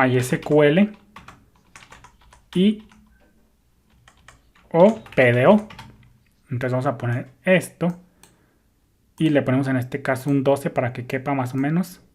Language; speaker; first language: Spanish; native; Spanish